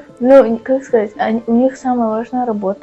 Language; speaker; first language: Russian; native; Russian